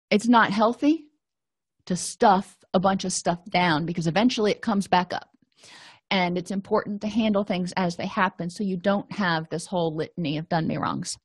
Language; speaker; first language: English; native; English